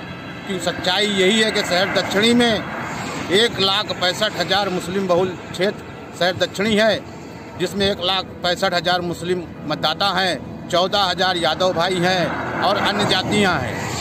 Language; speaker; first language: Hindi; native; Hindi